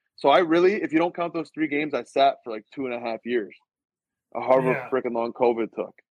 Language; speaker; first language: English; native; English